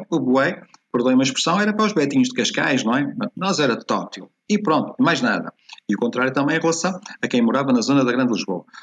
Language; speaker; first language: Portuguese; native; Portuguese